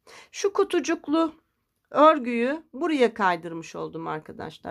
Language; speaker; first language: Turkish; native; Turkish